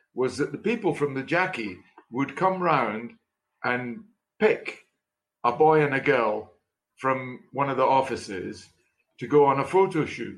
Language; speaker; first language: English; native; English